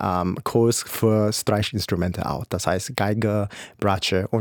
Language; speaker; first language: German; non-native, fluent; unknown